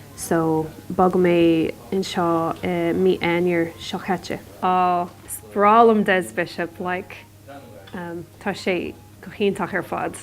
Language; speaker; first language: Irish; non-native, learner; English